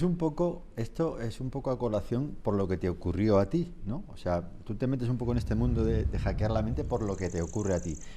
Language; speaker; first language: Spanish; native; Spanish